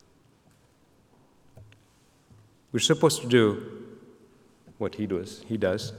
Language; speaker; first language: English; non-native, local second language; Bangla